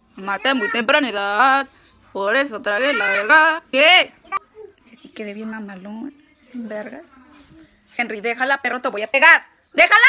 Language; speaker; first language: Spanish; early bilingual, heritage; Spanish